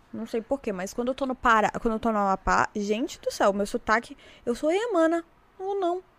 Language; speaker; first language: Portuguese; native; Portuguese